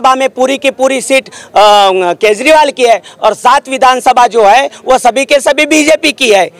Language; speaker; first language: Hindi; non-native, local second language; Marathi